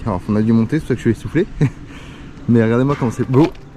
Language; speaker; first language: French; native; French